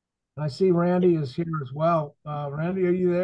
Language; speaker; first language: English; native; English